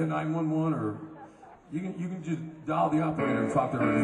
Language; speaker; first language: English; native; English